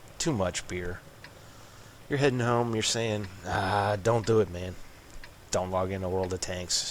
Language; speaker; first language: English; native; English